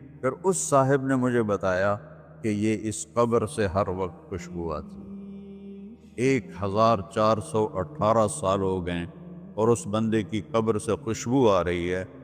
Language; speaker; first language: Urdu; non-native, local second language; Punjabi